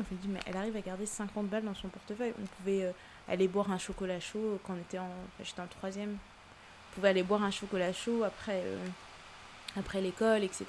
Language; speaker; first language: French; early bilingual, other home language; Lingala